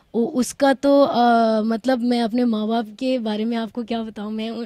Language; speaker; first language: Hindi; native; Hindi